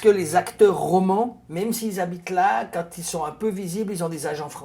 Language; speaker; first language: French; native; French